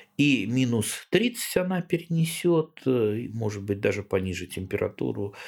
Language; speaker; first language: Russian; native; Russian